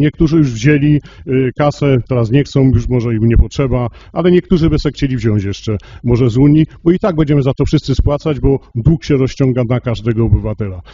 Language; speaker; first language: Polish; native; Polish